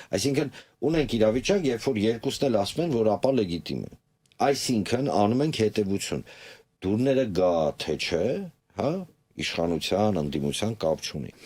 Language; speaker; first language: Armenian; native; Armenian